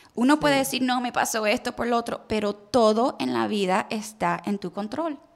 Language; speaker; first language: Spanish; early bilingual, heritage; Spanish